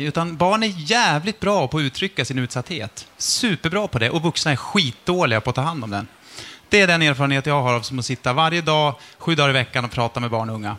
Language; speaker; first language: Swedish; native; Swedish